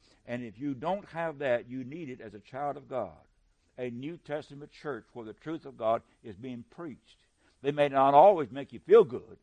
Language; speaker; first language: English; native; English